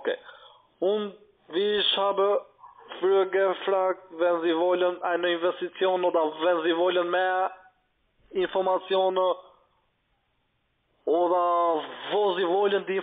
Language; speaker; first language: German; non-native, learner; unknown